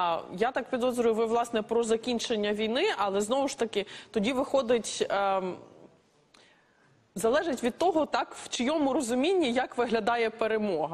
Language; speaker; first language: Ukrainian; native; Ukrainian